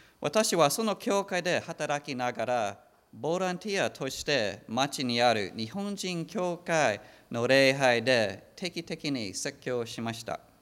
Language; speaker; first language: Japanese; non-native, fluent; English